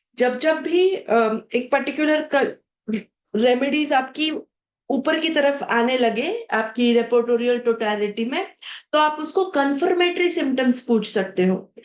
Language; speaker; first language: Hindi; non-native, local second language; Marathi